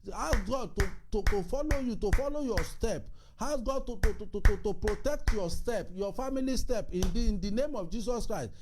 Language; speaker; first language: English; non-native, local second language; Yoruba